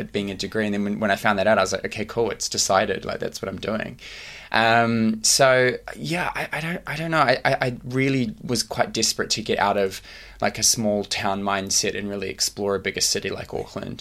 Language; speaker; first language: English; native; English